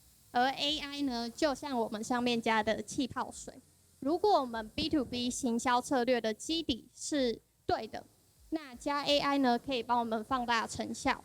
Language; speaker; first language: Chinese; native; Chinese